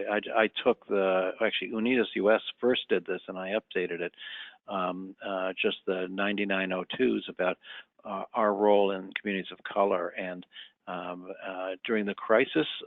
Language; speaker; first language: English; native; English